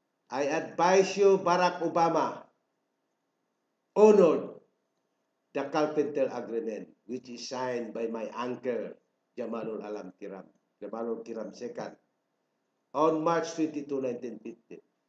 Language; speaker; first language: English; non-native, local second language; Tausug